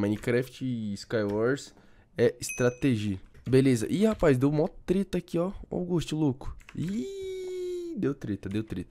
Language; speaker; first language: Portuguese; native; Portuguese